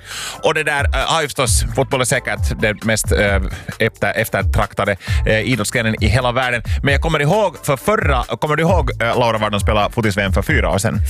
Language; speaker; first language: Swedish; native; Swedish